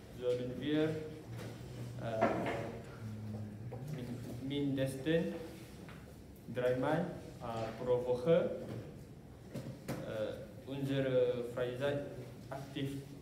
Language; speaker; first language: German; non-native, learner; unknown